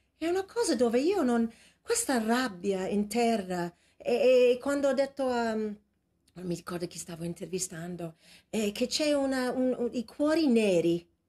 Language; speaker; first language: Italian; non-native, fluent; English